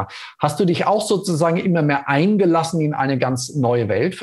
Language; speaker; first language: German; native; German